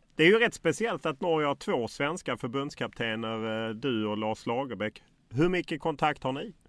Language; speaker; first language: Swedish; native; Swedish